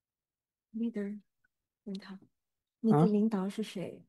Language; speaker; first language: Chinese; early bilingual, heritage; Chinese